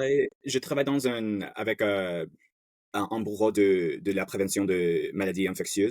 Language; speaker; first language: French; non-native, learner; English